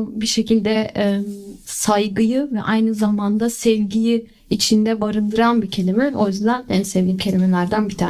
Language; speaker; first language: Turkish; early bilingual, heritage; Turkish